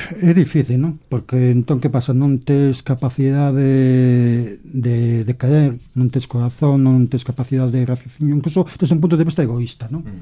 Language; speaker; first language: Galician; native; Galician